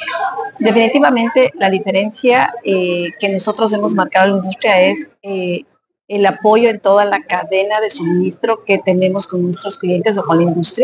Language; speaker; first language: Spanish; native; Spanish